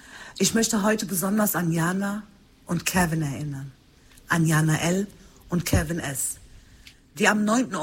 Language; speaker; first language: German; early bilingual, other home language; Turkish